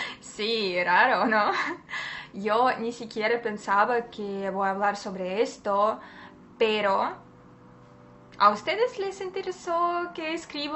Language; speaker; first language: Spanish; non-native, fluent; Russian